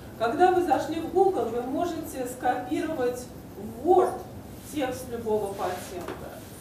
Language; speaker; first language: Russian; native; Russian